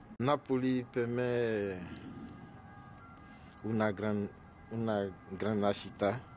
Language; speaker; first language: Italian; non-native, learner; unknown